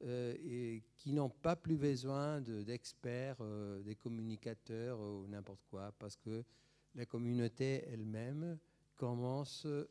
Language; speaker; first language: French; non-native, fluent; Spanish